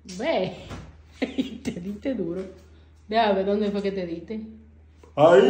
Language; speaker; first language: Spanish; native; Spanish